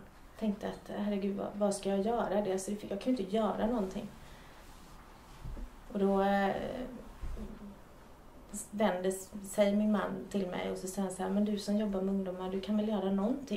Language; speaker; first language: Swedish; native; Swedish